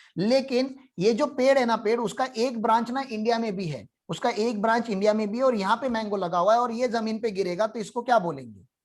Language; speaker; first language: Hindi; non-native, local second language; Marathi